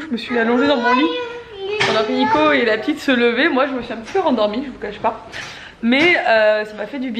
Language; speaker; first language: French; native; French